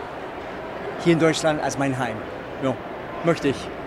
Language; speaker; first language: German; non-native, fluent; English